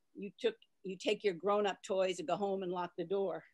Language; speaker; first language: English; native; English